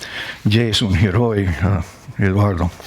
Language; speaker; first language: Spanish; non-native, learner; English